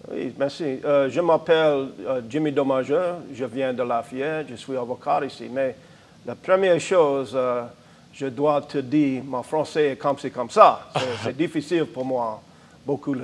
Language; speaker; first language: French; non-native, learner; English